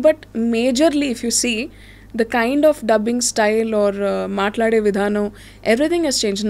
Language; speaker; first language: Telugu; native; Telugu